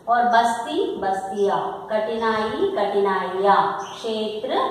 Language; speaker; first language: Hindi; non-native, local second language; Telugu